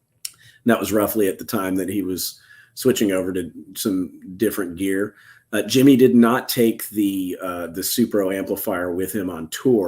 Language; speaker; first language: English; native; English